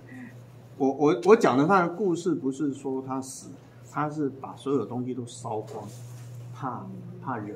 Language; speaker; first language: Chinese; native; Chinese